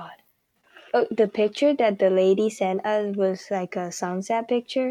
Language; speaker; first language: English; non-native, fluent; Chinese